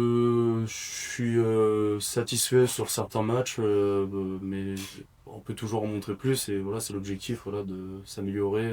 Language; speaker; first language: French; native; French